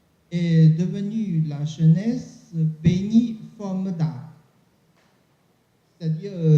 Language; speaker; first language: French; non-native, learner; Chinese